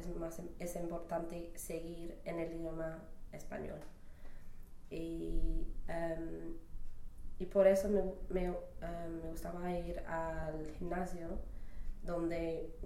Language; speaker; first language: Spanish; non-native, fluent; English